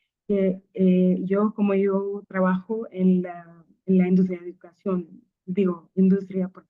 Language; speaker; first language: Spanish; non-native, fluent; Akan